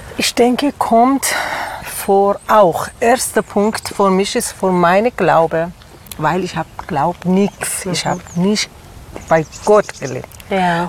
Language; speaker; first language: German; non-native, learner; Persian